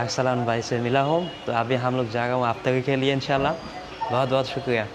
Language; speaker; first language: Hindi; non-native, learner; Bangla